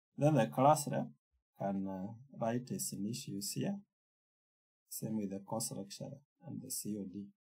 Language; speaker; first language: English; non-native, local second language; Kikuyu